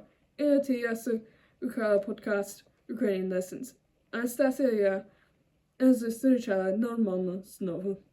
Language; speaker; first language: Ukrainian; non-native, learner; German